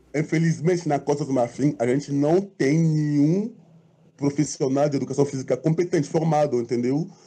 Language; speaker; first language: Portuguese; non-native, fluent; French